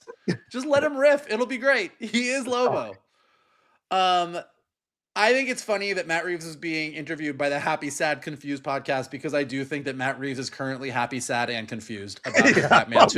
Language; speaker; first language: English; native; English